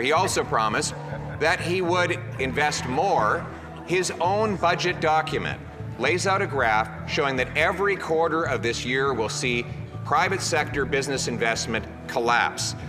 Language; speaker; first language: English; native; English